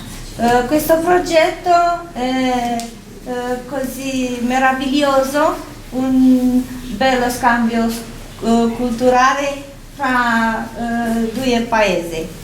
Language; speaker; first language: Italian; non-native, fluent; Romanian